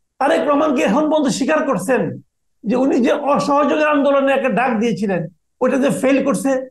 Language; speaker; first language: Bangla; native; Bangla